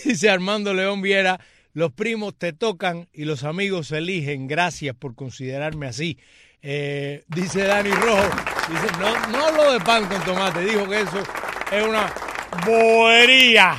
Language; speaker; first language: Spanish; native; Spanish